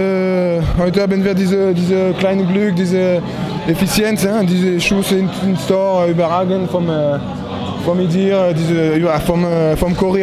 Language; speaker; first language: German; non-native, fluent; French